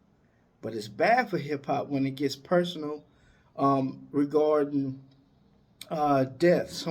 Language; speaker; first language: English; native; English